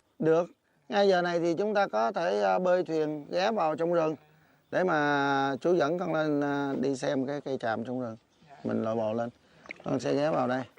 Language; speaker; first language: Vietnamese; native; Vietnamese